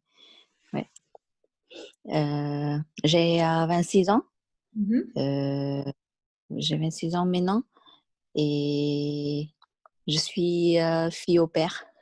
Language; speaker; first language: French; non-native, learner; Vietnamese